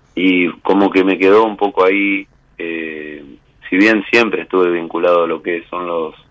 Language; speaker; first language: Spanish; native; Spanish